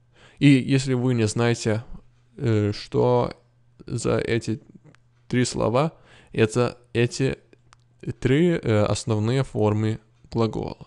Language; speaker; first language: Russian; non-native, fluent; Lithuanian